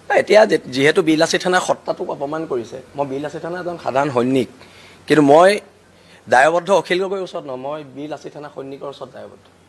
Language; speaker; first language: Assamese; native; Assamese